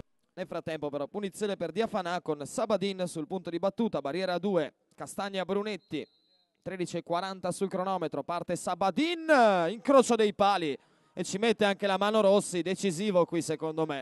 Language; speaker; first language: Italian; native; Italian